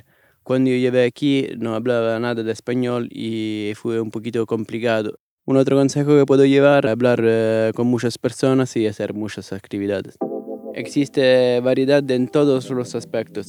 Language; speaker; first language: Spanish; non-native, fluent; Italian